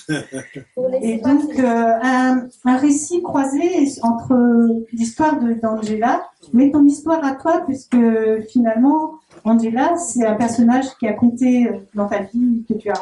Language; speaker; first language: French; native; French